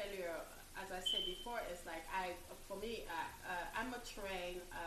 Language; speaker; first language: English; non-native, fluent; French